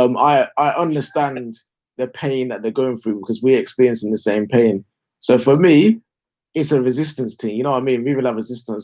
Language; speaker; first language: English; native; English